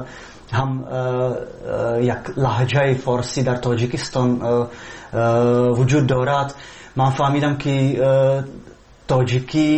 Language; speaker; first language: Persian; non-native, fluent; Czech